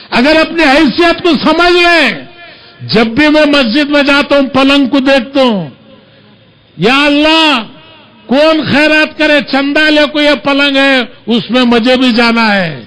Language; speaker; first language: Urdu; native; Urdu